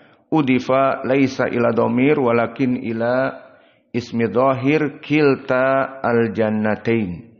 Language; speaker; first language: Arabic; non-native, fluent; Indonesian